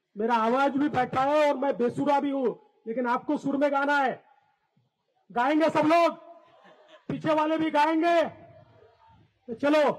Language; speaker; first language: Hindi; non-native, local second language; Marathi